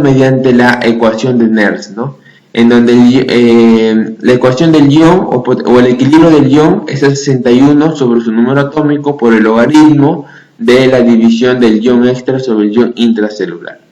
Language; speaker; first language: Spanish; native; Spanish